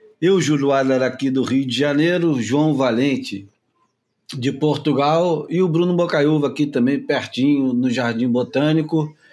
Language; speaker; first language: Portuguese; native; Portuguese